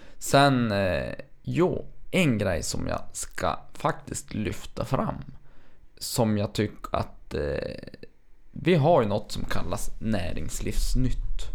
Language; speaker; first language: Swedish; native; Swedish